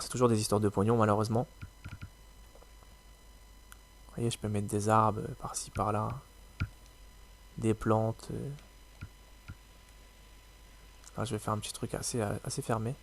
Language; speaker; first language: French; native; French